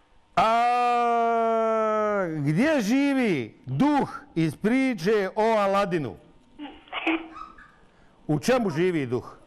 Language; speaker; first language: Bosnian; native; Bosnian